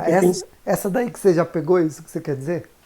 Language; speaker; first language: Portuguese; native; Portuguese